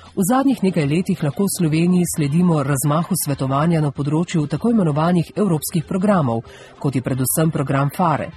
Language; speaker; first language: Slovenian; native; Slovenian